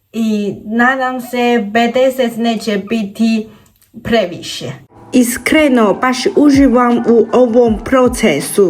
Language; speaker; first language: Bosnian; non-native, learner; Chinese